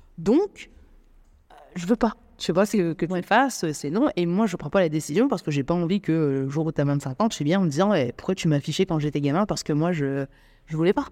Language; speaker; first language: French; native; French